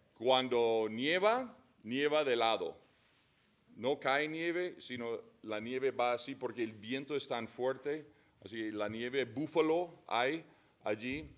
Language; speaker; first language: Spanish; non-native, fluent; English